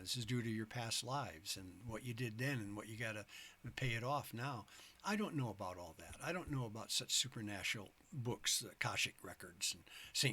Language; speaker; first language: English; native; English